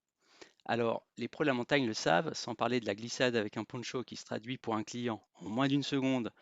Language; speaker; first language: French; native; French